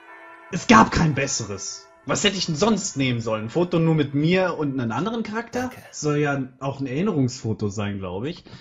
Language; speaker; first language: German; native; German